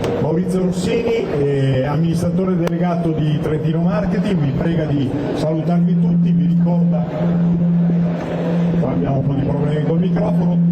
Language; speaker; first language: Italian; native; Italian